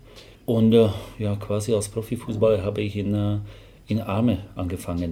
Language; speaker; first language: German; non-native, fluent; Slovak